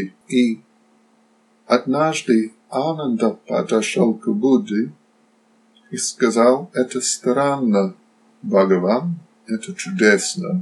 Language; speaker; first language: Russian; non-native, fluent; Slovak